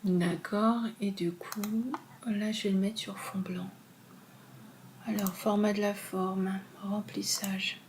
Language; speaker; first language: French; native; French